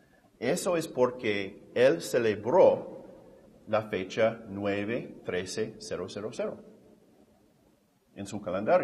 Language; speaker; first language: Spanish; non-native, fluent; English